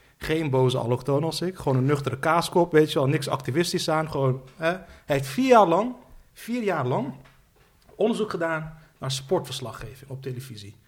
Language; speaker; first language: Dutch; early bilingual, other home language; Turkish